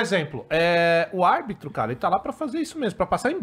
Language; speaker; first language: Portuguese; native; Portuguese